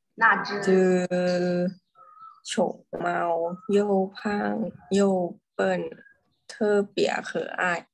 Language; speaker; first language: Chinese; non-native, learner; Thai